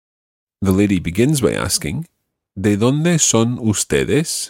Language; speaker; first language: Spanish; non-native, fluent; English